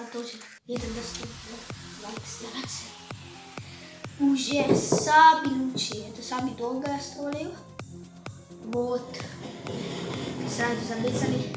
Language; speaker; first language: Russian; early bilingual, heritage; Russian